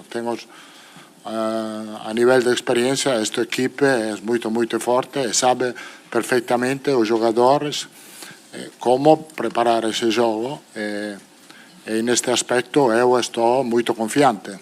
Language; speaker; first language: Portuguese; non-native, fluent; Italian